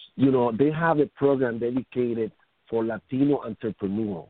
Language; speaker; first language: English; non-native, fluent; Spanish